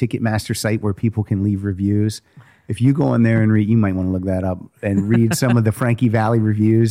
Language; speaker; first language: English; native; English